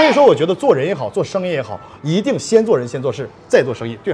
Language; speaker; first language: Chinese; native; Chinese